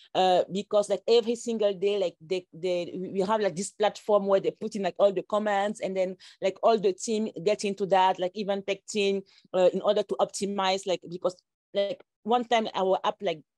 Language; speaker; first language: English; non-native, local second language; French